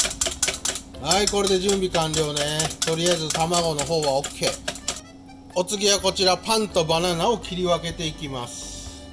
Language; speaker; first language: Japanese; native; Japanese